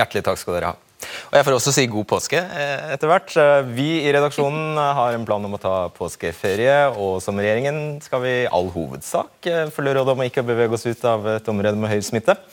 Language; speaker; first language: Norwegian; native; Norwegian